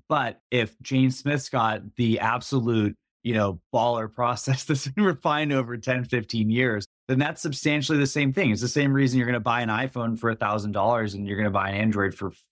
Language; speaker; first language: English; native; English